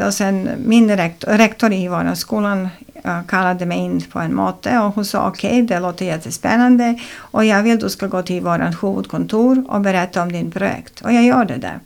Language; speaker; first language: Swedish; non-native, fluent; Serbian